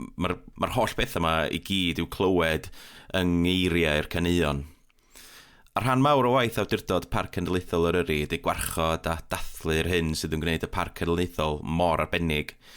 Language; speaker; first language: Welsh; native; Welsh